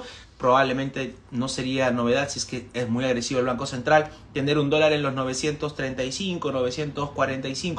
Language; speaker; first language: Spanish; native; Spanish